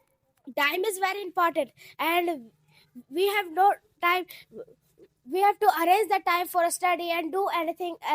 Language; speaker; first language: English; non-native, learner; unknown